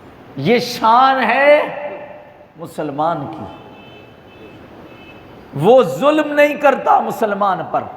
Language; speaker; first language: Urdu; native; Urdu